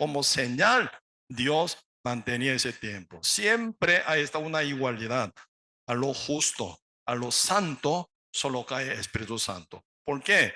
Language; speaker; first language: Spanish; non-native, learner; Korean